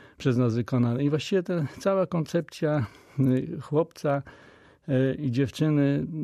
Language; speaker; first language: Polish; native; Polish